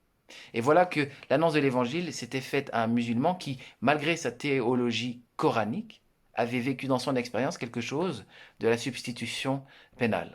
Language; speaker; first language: French; native; French